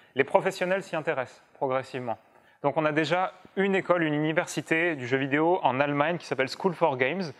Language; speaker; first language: French; native; French